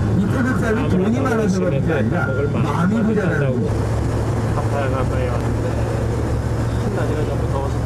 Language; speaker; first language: Korean; native; Korean